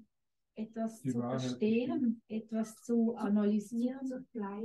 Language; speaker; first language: German; non-native, fluent; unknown